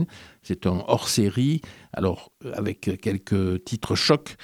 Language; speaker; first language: French; native; French